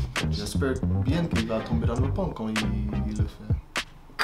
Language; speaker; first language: French; non-native, fluent; English